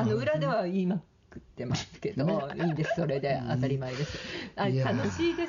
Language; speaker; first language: Japanese; native; Japanese